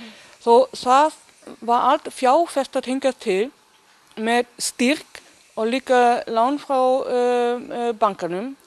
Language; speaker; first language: Icelandic; non-native, learner; Danish